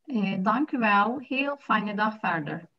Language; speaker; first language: Dutch; non-native, learner; Turkish